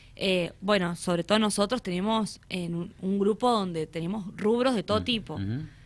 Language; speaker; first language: Spanish; native; Spanish